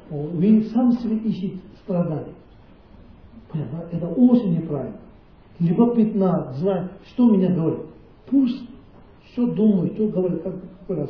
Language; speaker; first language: Russian; non-native, learner; Tibetan